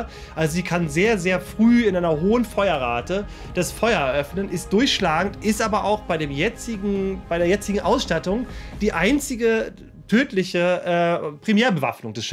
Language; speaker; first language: German; native; German